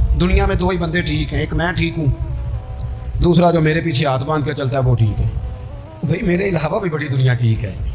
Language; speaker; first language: Urdu; non-native, local second language; Punjabi